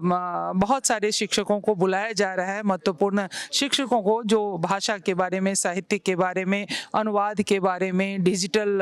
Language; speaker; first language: Hindi; native; Hindi